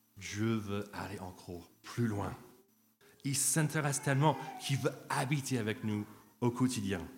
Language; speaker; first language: French; non-native, fluent; English